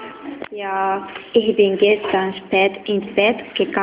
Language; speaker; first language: German; non-native, learner; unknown